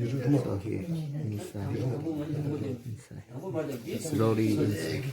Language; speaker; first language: English; non-native, learner; Chinese